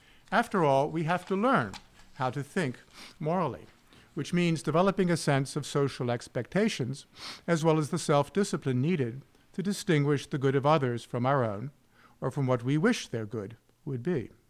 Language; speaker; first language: English; native; English